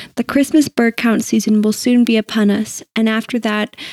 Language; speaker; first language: English; native; English